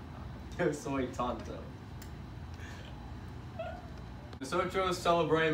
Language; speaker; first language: Spanish; non-native, learner; English